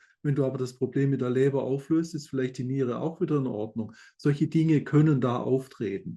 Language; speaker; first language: German; native; German